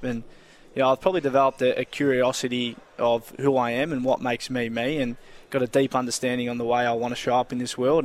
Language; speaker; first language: English; native; English